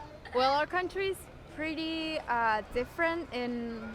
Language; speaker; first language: English; non-native, fluent; Spanish